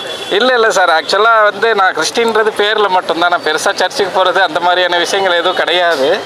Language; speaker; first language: Tamil; native; Tamil